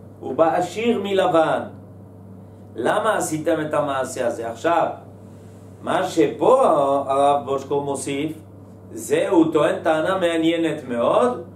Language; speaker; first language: Hebrew; native; Hebrew